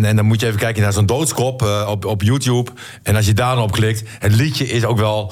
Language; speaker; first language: Dutch; native; Dutch